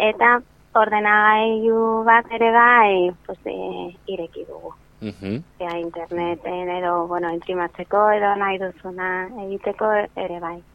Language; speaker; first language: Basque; non-native, local second language; Spanish